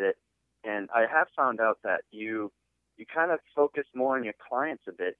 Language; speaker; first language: English; native; English